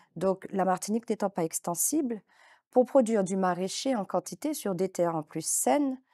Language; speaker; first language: French; native; French